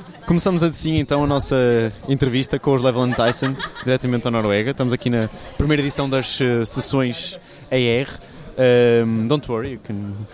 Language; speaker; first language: Portuguese; native; Portuguese